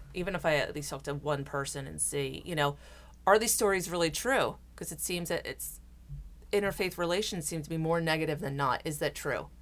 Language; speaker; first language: English; native; English